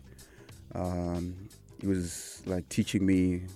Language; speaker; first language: English; non-native, local second language; Shona